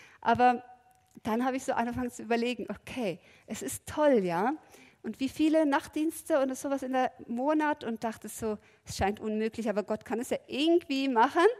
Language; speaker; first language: German; non-native, fluent; Norwegian